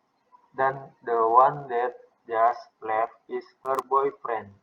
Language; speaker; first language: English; non-native, fluent; Indonesian